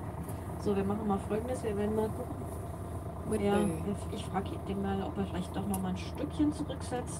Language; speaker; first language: German; native; German